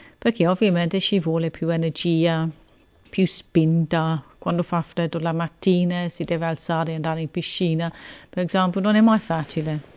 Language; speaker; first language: Italian; non-native, fluent; English